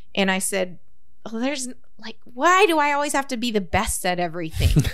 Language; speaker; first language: English; native; English